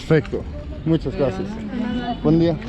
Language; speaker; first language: Spanish; non-native, learner; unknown